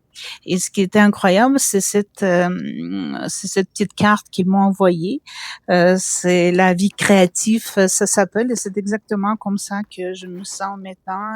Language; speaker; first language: French; non-native, fluent; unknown